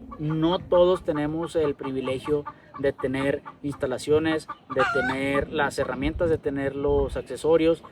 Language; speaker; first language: Spanish; native; Spanish